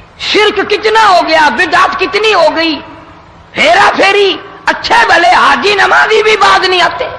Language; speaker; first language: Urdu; non-native, local second language; Saraiki